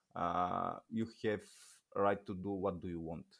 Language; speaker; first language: English; non-native, learner; Bulgarian